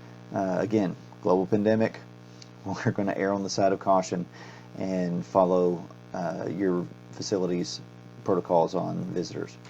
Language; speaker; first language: English; native; English